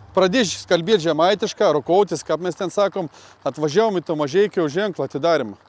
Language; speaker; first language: Lithuanian; native; Lithuanian